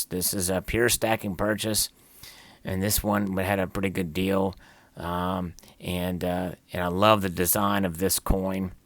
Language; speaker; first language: English; native; English